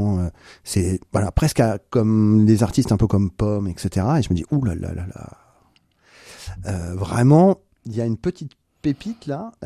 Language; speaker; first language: French; native; French